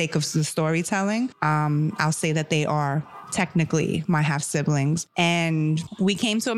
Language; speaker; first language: English; early bilingual, other home language; German